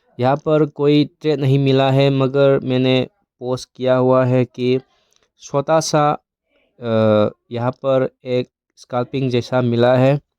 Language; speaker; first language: Hindi; non-native, local second language; Manipuri